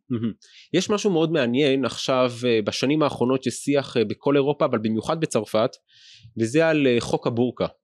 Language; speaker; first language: Hebrew; native; Hebrew